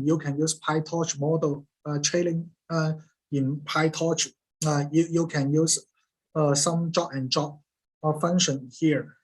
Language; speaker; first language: English; non-native, learner; Cantonese